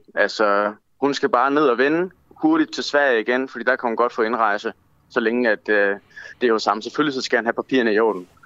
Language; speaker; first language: Danish; native; Danish